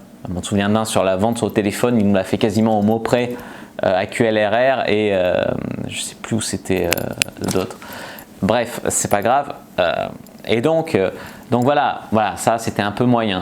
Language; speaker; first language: French; native; French